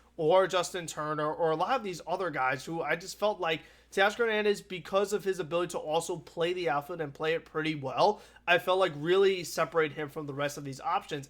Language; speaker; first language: English; native; English